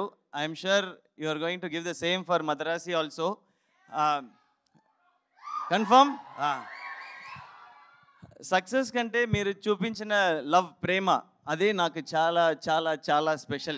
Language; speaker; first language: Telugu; non-native, learner; Tamil